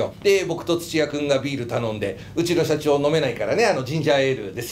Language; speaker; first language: Japanese; native; Japanese